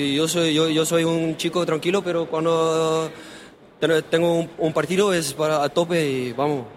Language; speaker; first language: Spanish; non-native, learner; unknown